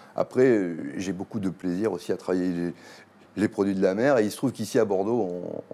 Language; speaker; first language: French; native; French